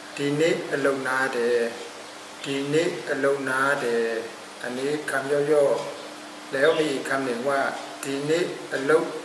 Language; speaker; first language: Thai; non-native, fluent; Burmese